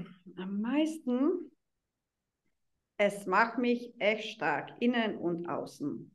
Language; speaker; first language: German; non-native, fluent; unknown